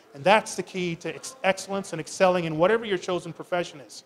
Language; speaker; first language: English; native; English